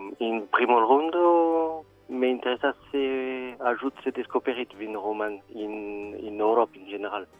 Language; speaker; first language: Romanian; non-native, learner; French